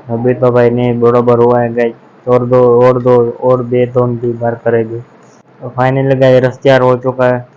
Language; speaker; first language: Hindi; non-native, local second language; Gujarati